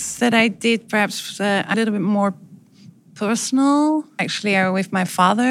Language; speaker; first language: English; native; English